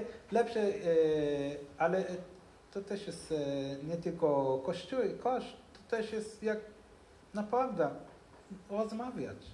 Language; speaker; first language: Polish; non-native, learner; Hebrew